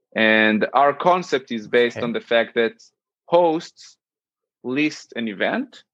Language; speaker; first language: English; non-native, fluent; Hebrew